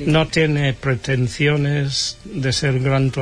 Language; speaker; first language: Spanish; non-native, fluent; English